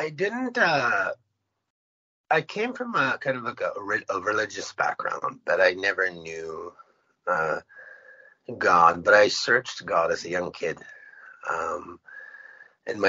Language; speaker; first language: English; non-native, fluent; Cree